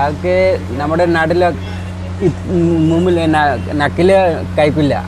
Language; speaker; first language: Malayalam; non-native, learner; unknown